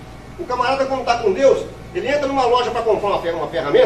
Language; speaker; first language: Portuguese; native; Portuguese